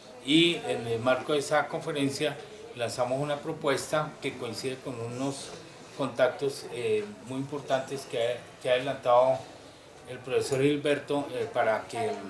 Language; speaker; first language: Spanish; native; Spanish